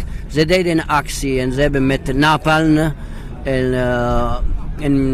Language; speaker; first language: Dutch; non-native, learner; Italian